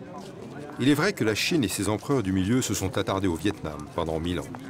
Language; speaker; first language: French; native; French